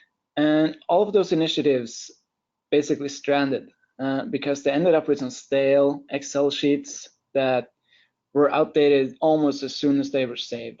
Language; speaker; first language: English; non-native, fluent; Norwegian